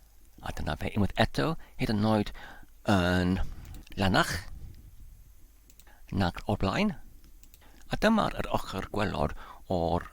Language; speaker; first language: Welsh; non-native, learner; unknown